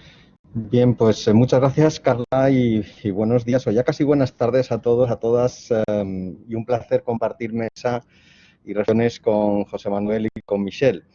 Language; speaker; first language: Spanish; native; Spanish